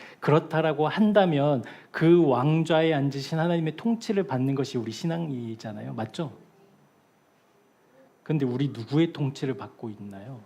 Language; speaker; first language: Korean; native; Korean